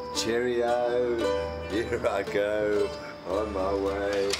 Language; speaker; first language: English; native; English